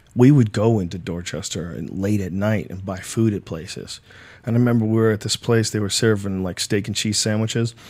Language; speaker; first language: English; native; English